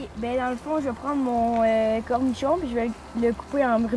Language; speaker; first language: French; native; French